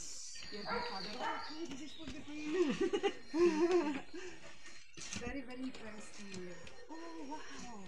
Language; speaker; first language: English; non-native, learner; Italian